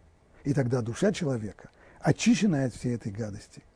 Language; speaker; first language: Russian; native; Russian